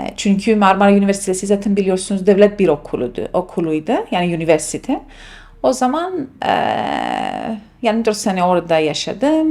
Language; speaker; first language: Turkish; non-native, fluent; Greek